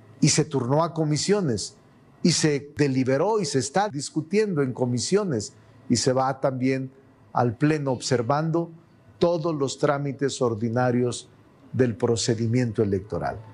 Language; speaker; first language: Spanish; native; Spanish